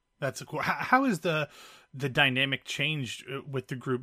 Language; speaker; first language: English; native; English